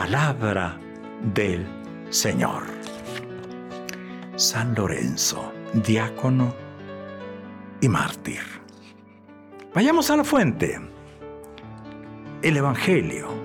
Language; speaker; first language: Spanish; native; Spanish